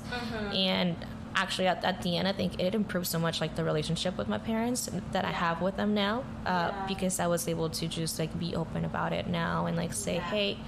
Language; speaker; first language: English; early bilingual, other home language; Spanish